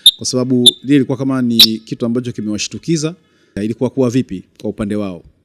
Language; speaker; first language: Swahili; native; Swahili